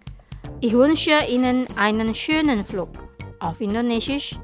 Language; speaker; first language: German; non-native, fluent; Indonesian